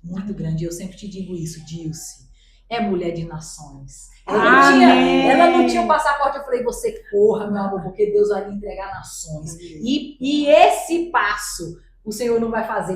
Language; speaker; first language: Portuguese; native; Portuguese